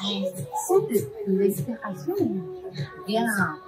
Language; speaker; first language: French; non-native, learner; Spanish